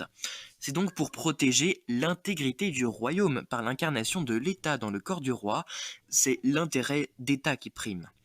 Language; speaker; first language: French; native; French